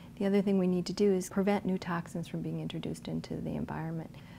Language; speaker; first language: English; native; English